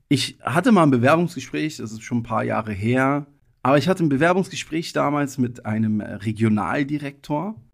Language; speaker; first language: German; early bilingual, other home language; Italian